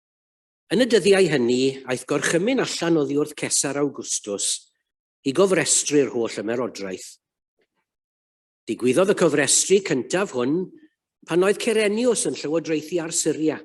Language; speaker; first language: Welsh; native; Welsh